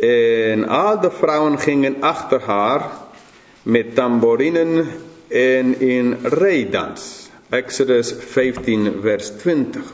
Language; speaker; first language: Dutch; non-native, fluent; English